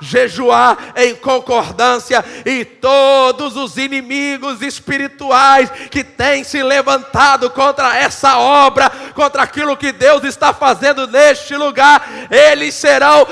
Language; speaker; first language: Portuguese; native; Portuguese